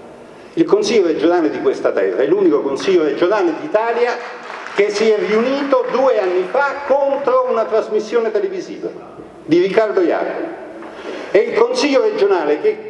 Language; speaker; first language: Italian; native; Italian